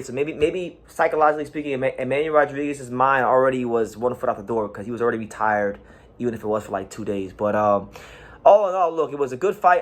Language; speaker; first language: English; native; English